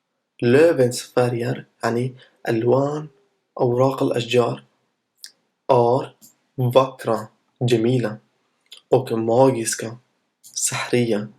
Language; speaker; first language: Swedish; non-native, fluent; Arabic